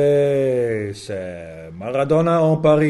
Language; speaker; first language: French; non-native, learner; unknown